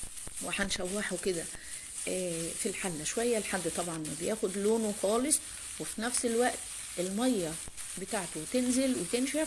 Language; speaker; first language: Arabic; native; Arabic